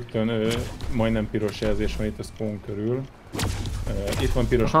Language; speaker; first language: Hungarian; native; Hungarian